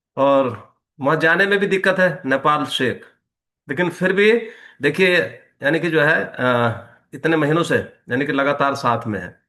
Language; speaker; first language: Hindi; native; Hindi